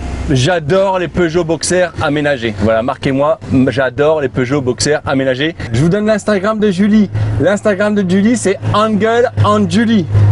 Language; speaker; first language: French; native; French